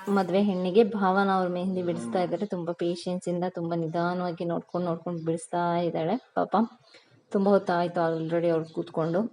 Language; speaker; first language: Kannada; non-native, local second language; Lambadi